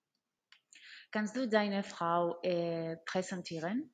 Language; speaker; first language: German; non-native, learner; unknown